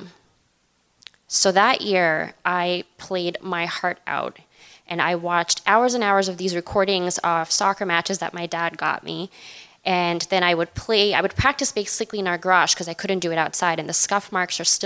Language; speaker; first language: English; non-native, local second language; Urdu